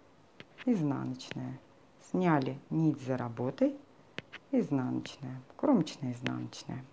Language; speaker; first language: Russian; native; Russian